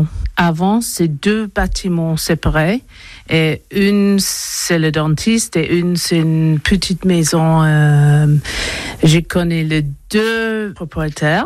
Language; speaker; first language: French; non-native, learner; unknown